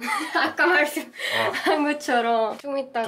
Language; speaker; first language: Korean; non-native, learner; Persian